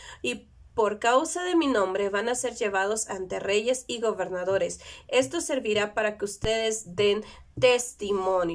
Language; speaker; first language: Spanish; native; Spanish